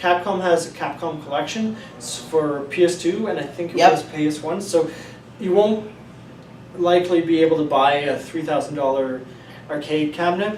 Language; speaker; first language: English; native; English